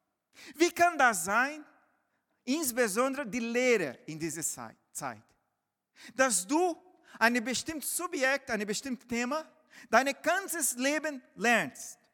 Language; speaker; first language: German; non-native, fluent; Portuguese